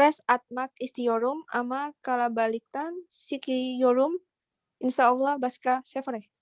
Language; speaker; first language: Turkish; non-native, learner; Indonesian